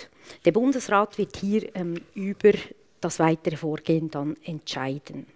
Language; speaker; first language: German; native; German